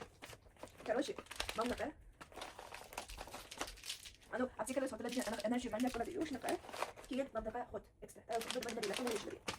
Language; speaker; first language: Russian; non-native, local second language; Uzbek